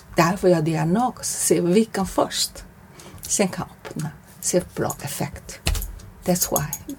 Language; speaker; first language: Swedish; non-native, learner; Chinese